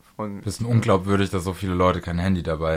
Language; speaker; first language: German; native; German